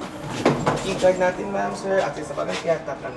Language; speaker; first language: Filipino; native; Filipino